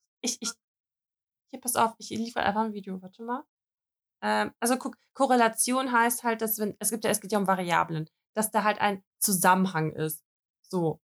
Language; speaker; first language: German; early bilingual, other home language; Russian